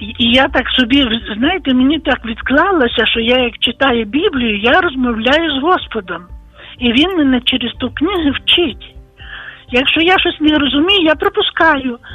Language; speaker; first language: Ukrainian; native; Ukrainian